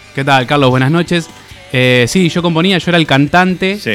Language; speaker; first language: Spanish; native; Spanish